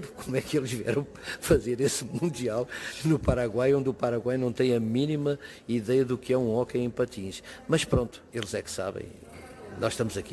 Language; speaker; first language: Portuguese; native; Portuguese